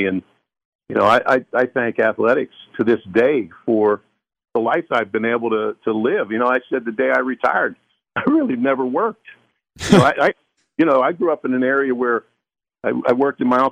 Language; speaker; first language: English; early bilingual, other home language; Spanish